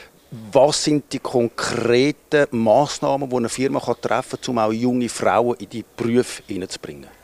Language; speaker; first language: German; native; German